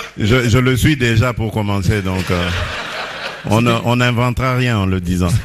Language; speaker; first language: French; non-native, local second language; Lingala